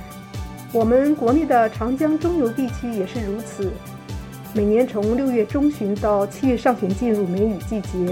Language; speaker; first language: Chinese; native; Chinese